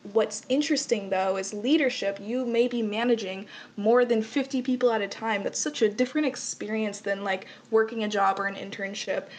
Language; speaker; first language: English; native; English